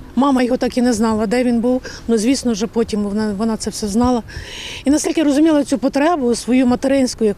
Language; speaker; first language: Ukrainian; native; Ukrainian